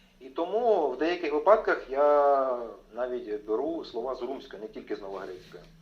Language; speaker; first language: Ukrainian; non-native, local second language; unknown